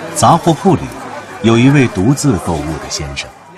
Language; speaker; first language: Chinese; native; Chinese